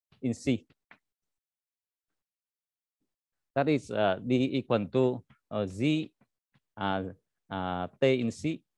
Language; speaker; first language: English; non-native, learner; Vietnamese